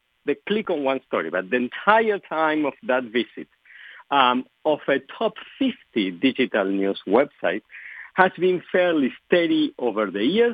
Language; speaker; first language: English; non-native, fluent; Spanish